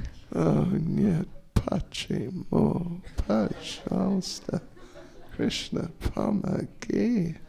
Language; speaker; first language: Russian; non-native, learner; English